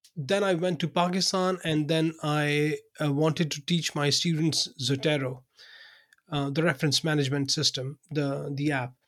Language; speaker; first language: English; non-native, local second language; Urdu